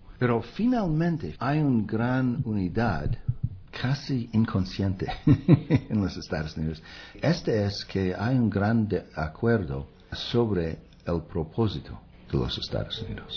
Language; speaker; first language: Spanish; non-native, fluent; English